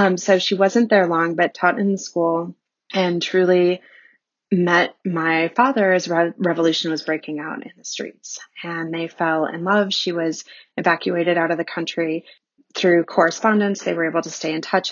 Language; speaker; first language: English; native; English